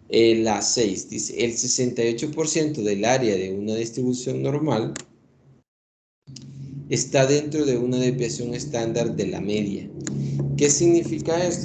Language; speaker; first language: Spanish; native; Spanish